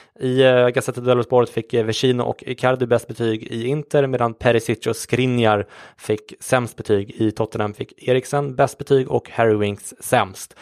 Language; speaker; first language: Swedish; native; Swedish